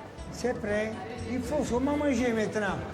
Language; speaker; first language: French; non-native, learner; Italian